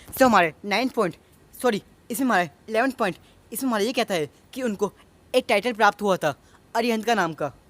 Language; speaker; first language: Hindi; native; Hindi